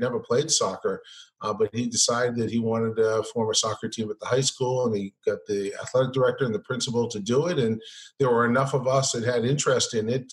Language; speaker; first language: English; native; English